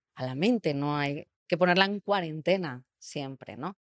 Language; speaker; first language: Spanish; native; Spanish